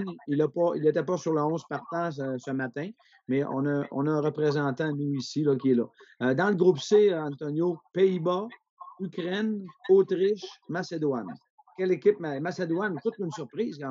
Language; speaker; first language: French; native; French